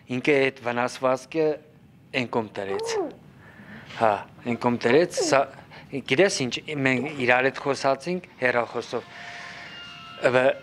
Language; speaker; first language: Armenian; native; Armenian